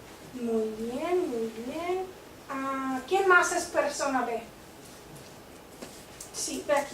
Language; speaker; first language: Spanish; non-native, fluent; English